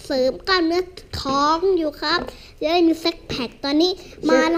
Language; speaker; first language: Thai; native; Thai